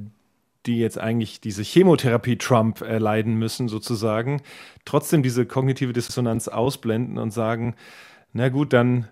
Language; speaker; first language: German; native; German